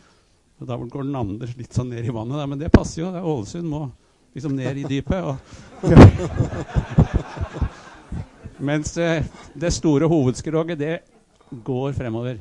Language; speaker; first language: Norwegian; native; Norwegian